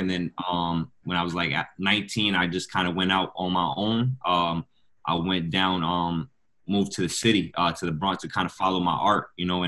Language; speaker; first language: English; native; English